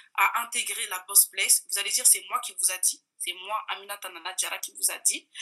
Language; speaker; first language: French; non-native, local second language; Bambara